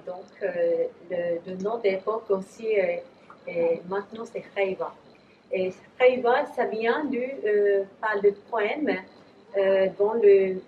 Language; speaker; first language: French; non-native, learner; Japanese